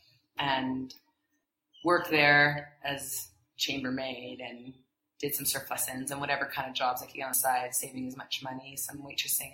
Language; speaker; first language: English; native; English